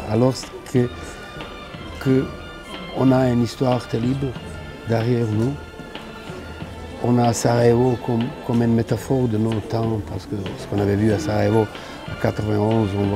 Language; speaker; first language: French; non-native, fluent; Serbian